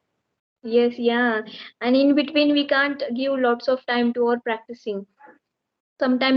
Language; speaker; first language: English; non-native, learner; Marathi